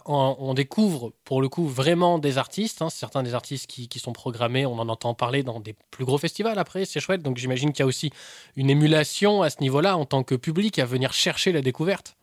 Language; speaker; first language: French; native; French